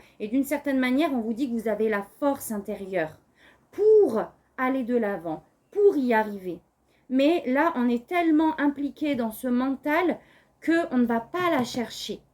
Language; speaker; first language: French; native; French